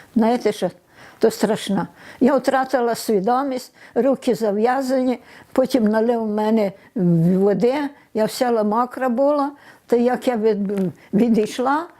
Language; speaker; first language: Ukrainian; native; Ukrainian